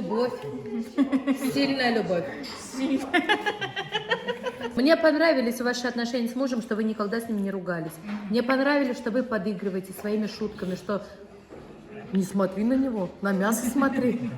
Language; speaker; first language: Russian; native; Russian